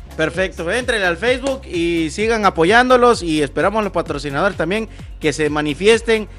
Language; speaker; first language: Spanish; native; Spanish